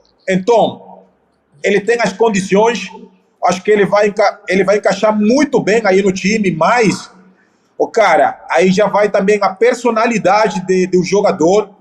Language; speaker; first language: Portuguese; non-native, fluent; Spanish